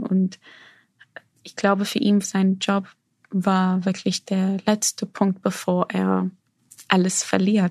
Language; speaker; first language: German; non-native, fluent; Arabic